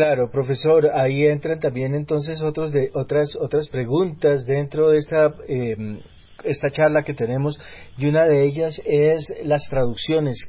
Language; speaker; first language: Spanish; native; Spanish